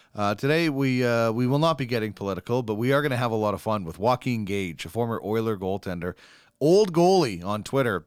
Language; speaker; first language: English; native; English